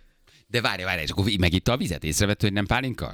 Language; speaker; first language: Hungarian; native; Hungarian